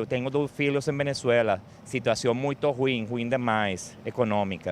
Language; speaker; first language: Portuguese; non-native, learner; Spanish